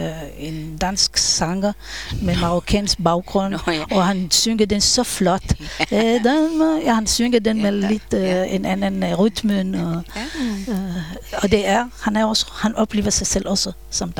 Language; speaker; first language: Danish; non-native, fluent; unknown